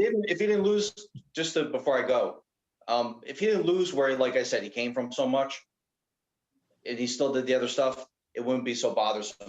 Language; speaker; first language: English; native; English